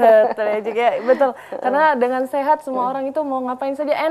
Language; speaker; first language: Indonesian; native; Indonesian